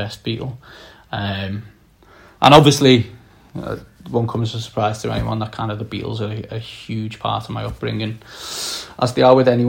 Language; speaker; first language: English; native; English